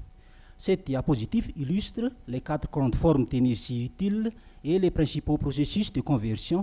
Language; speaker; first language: French; non-native, local second language; Malagasy